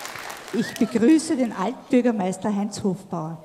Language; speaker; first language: German; native; German